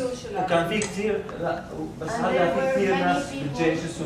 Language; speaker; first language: Arabic; native; Arabic